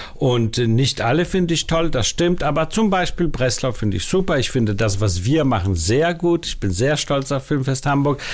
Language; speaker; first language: German; non-native, fluent; Danish